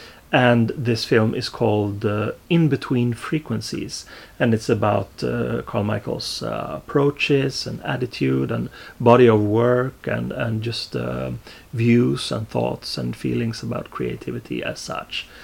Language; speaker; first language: English; non-native, fluent; Swedish